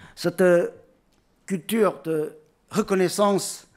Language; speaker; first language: French; non-native, fluent; Chinese